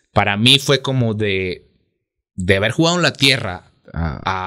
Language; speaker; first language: Spanish; native; Spanish